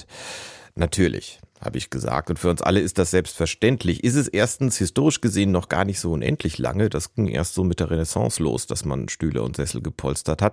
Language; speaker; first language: German; native; German